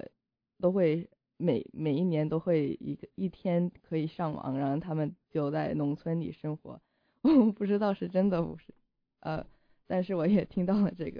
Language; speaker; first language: Chinese; early bilingual, heritage; Chinese